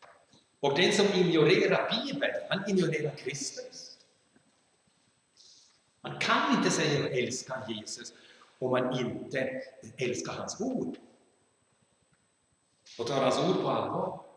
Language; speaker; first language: Swedish; non-native, fluent; German